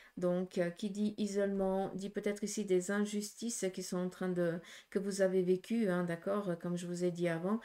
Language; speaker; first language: French; native; French